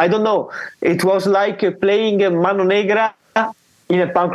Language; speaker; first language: English; non-native, learner; Italian